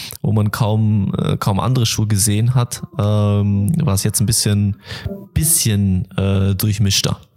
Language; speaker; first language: German; native; German